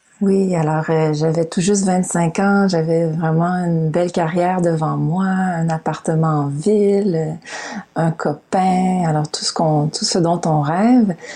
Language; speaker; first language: French; native; French